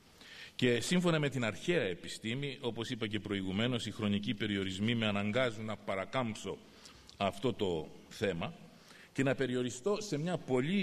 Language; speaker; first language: Greek; native; Greek